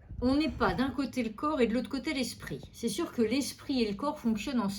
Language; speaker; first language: French; native; French